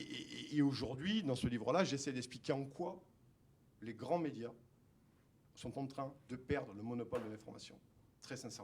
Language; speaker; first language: French; native; French